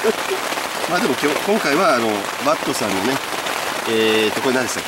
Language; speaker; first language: Japanese; native; Japanese